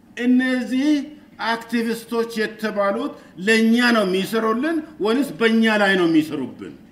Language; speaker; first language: Amharic; native; Amharic